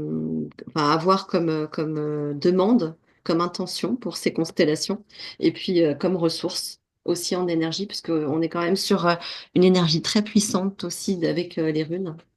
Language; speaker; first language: French; native; French